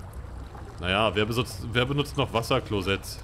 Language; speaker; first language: German; native; German